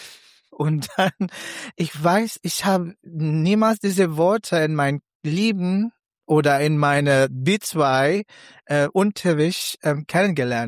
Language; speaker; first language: German; non-native, learner; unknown